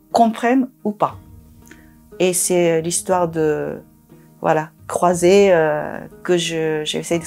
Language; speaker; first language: French; non-native, fluent; Japanese